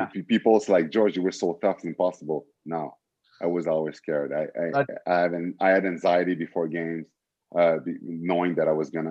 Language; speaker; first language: English; native; English